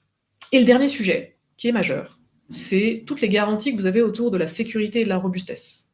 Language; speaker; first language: French; native; French